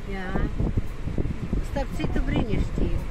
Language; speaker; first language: Latvian; non-native, local second language; Russian